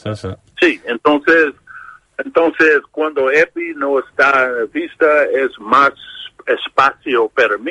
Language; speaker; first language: Spanish; non-native, learner; English